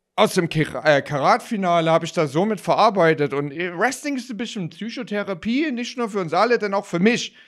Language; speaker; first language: German; native; German